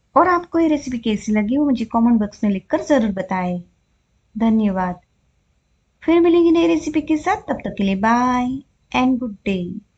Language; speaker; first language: Hindi; native; Hindi